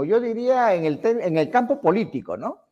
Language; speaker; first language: Spanish; native; Spanish